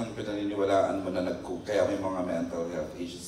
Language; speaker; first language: Filipino; native; Filipino